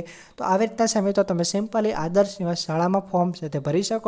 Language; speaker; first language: Gujarati; native; Gujarati